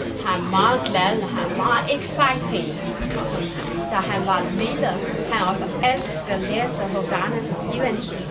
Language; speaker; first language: Danish; non-native, fluent; Chinese